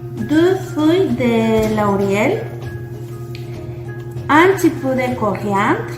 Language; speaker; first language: French; non-native, learner; Spanish